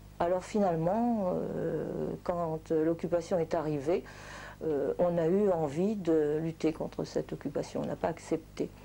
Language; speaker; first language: French; native; French